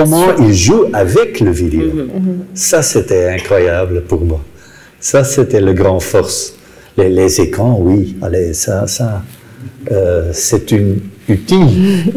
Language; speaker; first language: French; non-native, local second language; Dutch